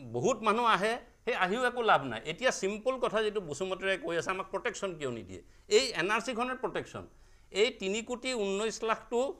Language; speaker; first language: Assamese; native; Assamese